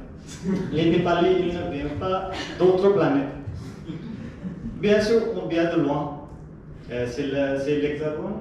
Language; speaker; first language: French; non-native, fluent; Nepali